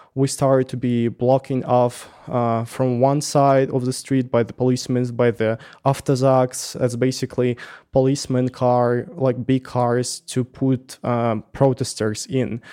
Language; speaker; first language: English; non-native, fluent; Russian